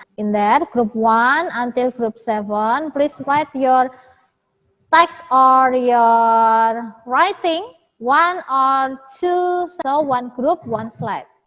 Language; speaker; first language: English; non-native, fluent; Indonesian